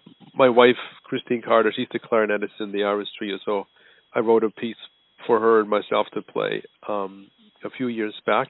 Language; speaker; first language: English; non-native, fluent; German